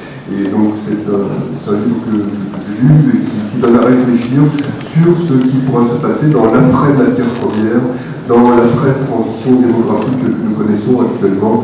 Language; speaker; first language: French; native; French